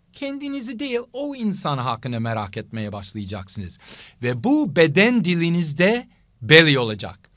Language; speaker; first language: Turkish; non-native, fluent; English